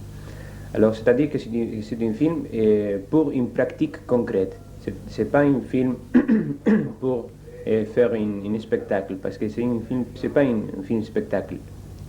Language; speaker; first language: French; non-native, learner; Spanish